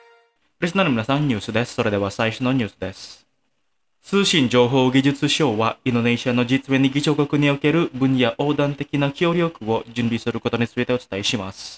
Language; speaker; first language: Japanese; non-native, fluent; Indonesian